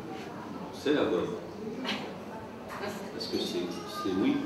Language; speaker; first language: French; native; French